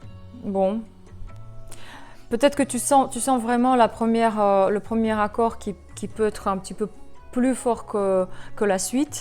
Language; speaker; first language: French; non-native, fluent; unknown